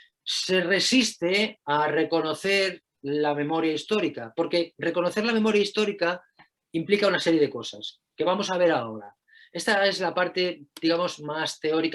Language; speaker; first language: Spanish; native; Spanish